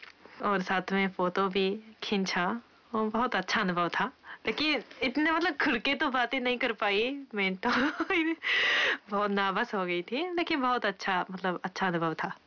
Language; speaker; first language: Hindi; non-native, fluent; Japanese